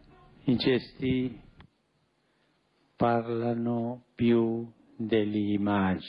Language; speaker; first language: Italian; non-native, fluent; Spanish